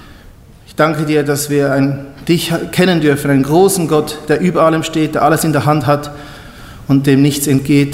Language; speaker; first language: German; native; German